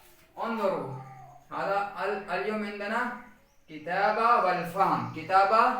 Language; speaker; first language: Arabic; non-native, learner; Urdu